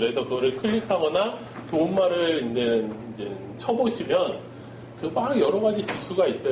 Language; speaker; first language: Korean; native; Korean